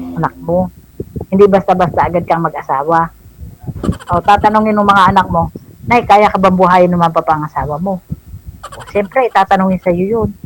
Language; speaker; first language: Filipino; native; Filipino